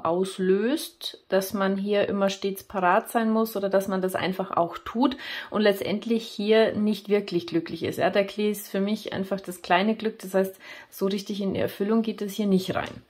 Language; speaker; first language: German; native; German